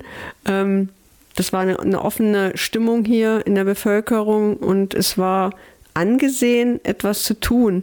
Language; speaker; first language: German; native; German